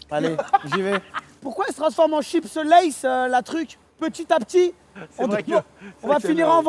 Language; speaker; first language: French; native; French